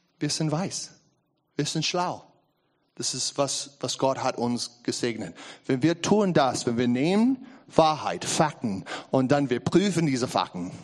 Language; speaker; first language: German; non-native, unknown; English